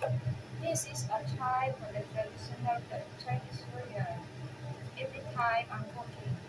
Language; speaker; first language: English; non-native, learner; Filipino